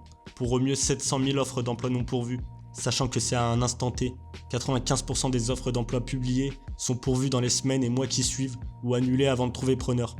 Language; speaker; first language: French; native; French